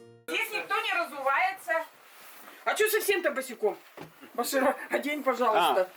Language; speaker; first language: Russian; native; Russian